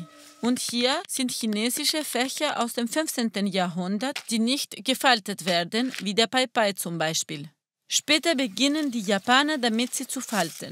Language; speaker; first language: German; non-native, fluent; Spanish